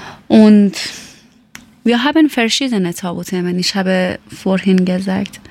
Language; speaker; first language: German; non-native, learner; Persian